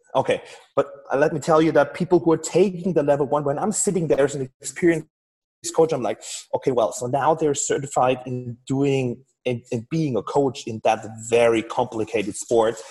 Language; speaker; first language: English; non-native, fluent; German